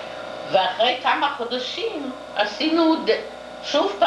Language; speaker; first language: Hebrew; non-native, fluent; Yiddish